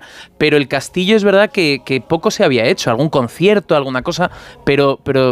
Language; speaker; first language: Spanish; native; Spanish